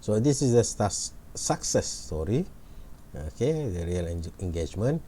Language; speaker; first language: English; non-native, local second language; Malay